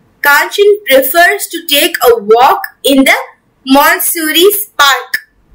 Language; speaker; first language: English; non-native, local second language; Tamil